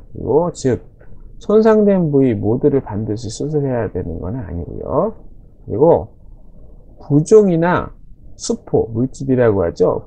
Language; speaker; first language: Korean; native; Korean